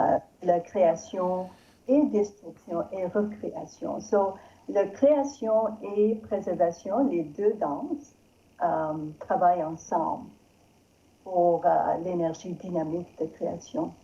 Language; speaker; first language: French; non-native, learner; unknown